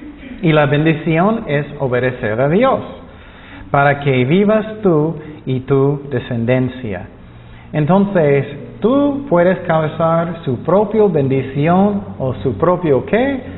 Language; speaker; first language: Spanish; non-native, fluent; English